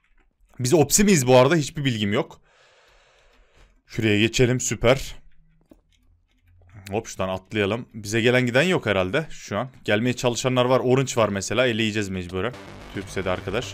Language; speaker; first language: Turkish; native; Turkish